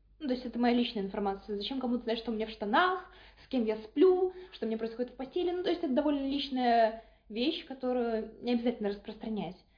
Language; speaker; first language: Russian; native; Russian